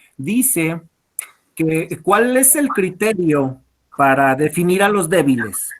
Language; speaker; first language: Spanish; native; Spanish